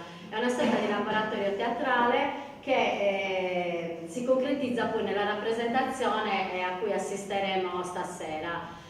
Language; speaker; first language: Italian; native; Italian